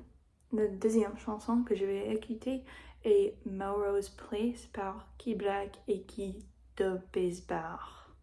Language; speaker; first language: French; non-native, learner; English